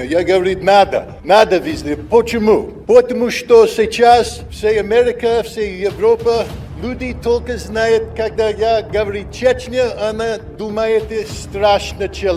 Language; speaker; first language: Russian; non-native, learner; English